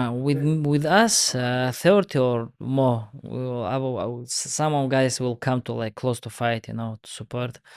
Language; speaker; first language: English; non-native, learner; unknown